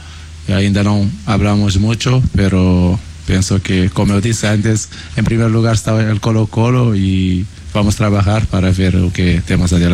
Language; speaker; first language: Spanish; non-native, learner; Portuguese